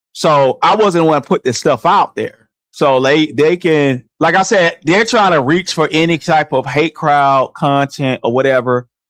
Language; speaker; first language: English; native; English